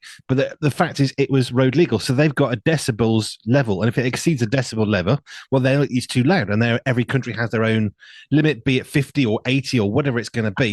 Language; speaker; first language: English; native; English